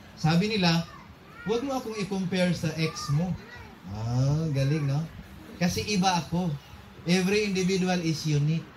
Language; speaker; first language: Filipino; non-native, local second language; Cebuano